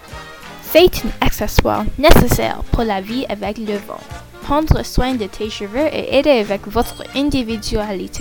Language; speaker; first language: French; non-native, learner; English